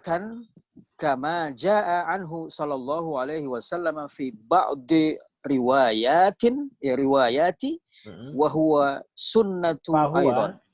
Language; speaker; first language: Arabic; non-native, learner; Indonesian